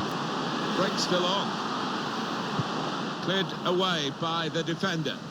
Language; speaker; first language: English; native; English